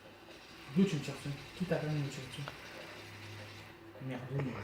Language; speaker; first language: French; native; French